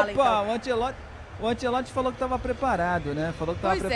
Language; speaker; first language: Portuguese; native; Portuguese